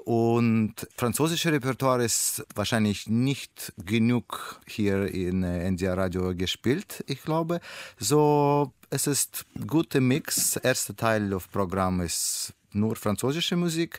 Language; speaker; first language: German; non-native, learner; Russian